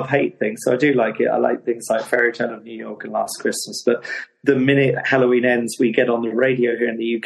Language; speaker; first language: English; native; English